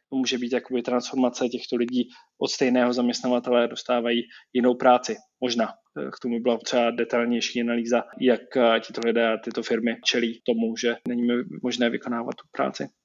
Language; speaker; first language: Czech; native; Czech